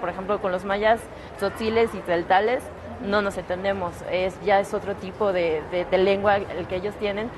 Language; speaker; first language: Spanish; non-native, local second language; Yucateco